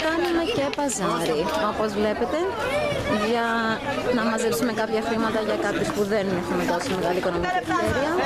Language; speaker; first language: Greek; native; Greek